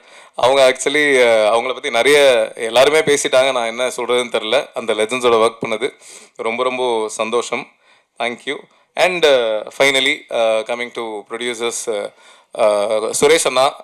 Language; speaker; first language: Tamil; native; Tamil